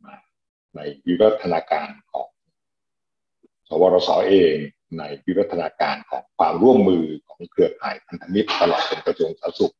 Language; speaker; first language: Thai; native; Thai